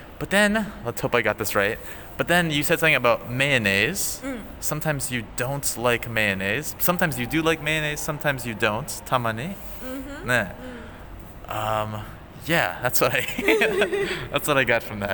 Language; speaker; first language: English; native; English